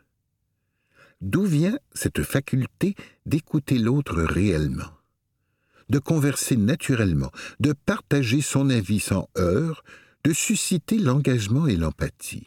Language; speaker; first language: French; native; French